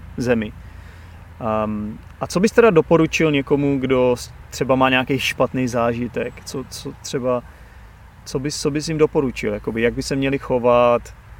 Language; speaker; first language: Czech; native; Czech